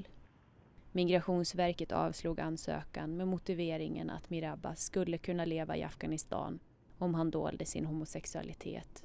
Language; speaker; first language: Swedish; native; Swedish